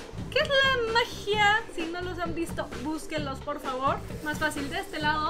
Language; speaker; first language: Spanish; native; Spanish